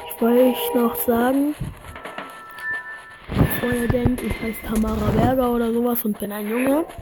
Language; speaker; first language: German; early bilingual, other home language; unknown